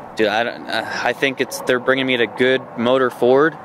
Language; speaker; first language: English; native; English